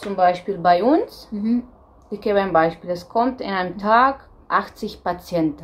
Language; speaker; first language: German; non-native, fluent; Romanian